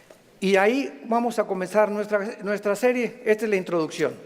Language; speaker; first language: Spanish; native; Spanish